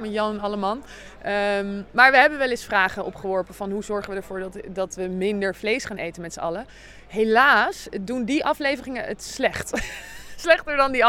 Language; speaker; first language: Dutch; native; Dutch